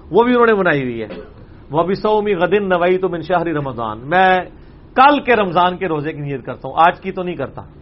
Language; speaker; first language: Urdu; native; Urdu